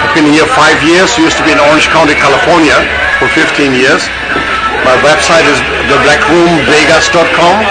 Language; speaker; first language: English; non-native, fluent; German